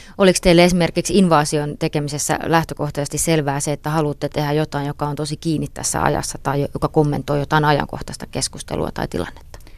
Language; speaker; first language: Finnish; native; Finnish